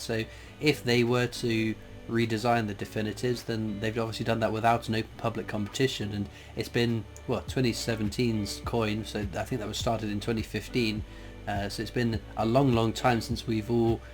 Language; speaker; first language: English; native; English